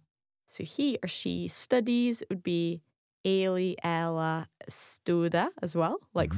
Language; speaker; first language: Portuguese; non-native, learner; English